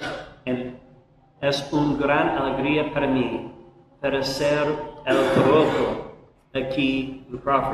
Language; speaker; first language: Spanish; non-native, learner; English